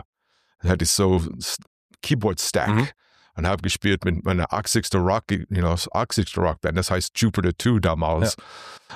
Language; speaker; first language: German; non-native, learner; English